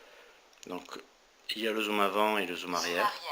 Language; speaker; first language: French; native; French